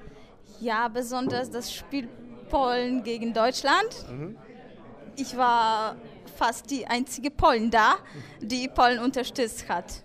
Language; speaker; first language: German; non-native, fluent; Polish